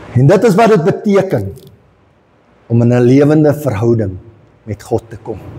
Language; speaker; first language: Afrikaans; non-native, local second language; English